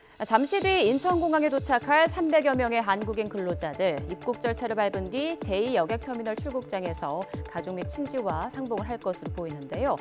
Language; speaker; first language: Korean; native; Korean